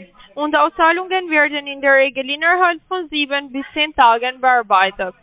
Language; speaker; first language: German; non-native, learner; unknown